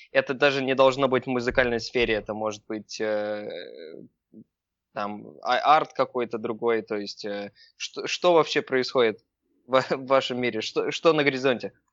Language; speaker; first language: Russian; early bilingual, heritage; Russian